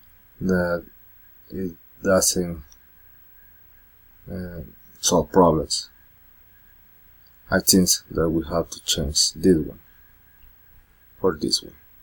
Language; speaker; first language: English; non-native, learner; Spanish